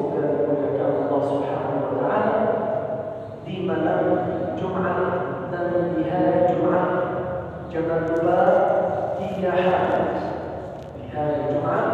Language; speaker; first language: Indonesian; non-native, learner; Arabic